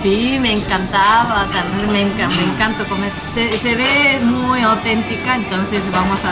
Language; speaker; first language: Spanish; non-native, fluent; Japanese